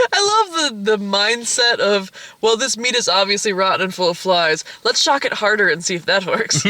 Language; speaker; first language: English; native; English